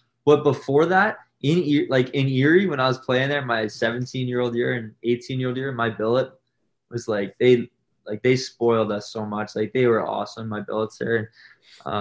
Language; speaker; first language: English; native; English